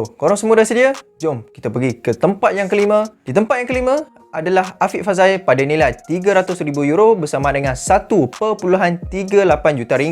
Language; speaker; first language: Malay; native; Malay